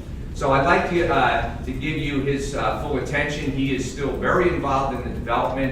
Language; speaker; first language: English; native; English